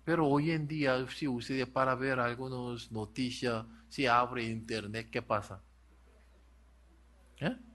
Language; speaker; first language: Spanish; non-native, learner; Korean